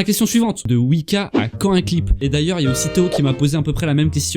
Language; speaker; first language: French; native; French